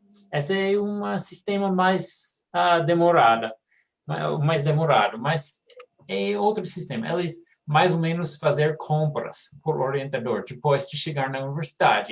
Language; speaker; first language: Portuguese; non-native, fluent; English